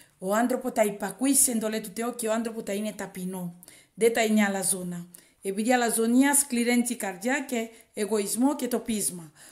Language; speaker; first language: Greek; non-native, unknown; Swahili